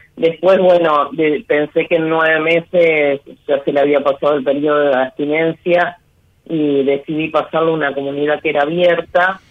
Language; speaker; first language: Spanish; native; Spanish